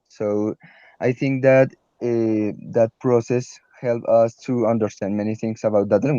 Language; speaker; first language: English; non-native, learner; Spanish